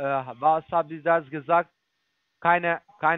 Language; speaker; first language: German; non-native, learner; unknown